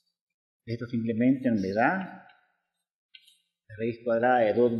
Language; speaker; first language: Spanish; native; Spanish